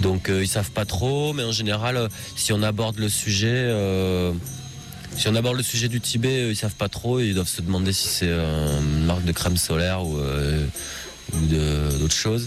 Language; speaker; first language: French; native; French